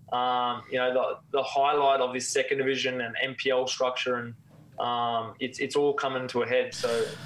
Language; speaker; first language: English; native; English